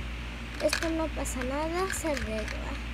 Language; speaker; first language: Spanish; early bilingual, heritage; Spanish